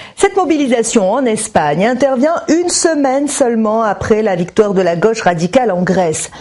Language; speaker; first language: French; native; French